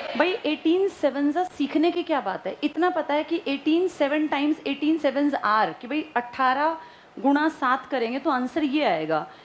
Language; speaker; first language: Hindi; native; Hindi